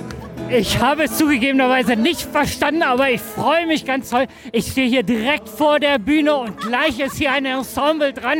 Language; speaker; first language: German; native; German